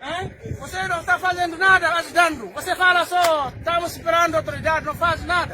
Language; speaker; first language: Portuguese; non-native, learner; Haitian Creole